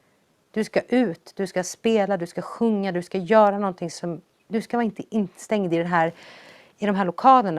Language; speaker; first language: Swedish; early bilingual, other home language; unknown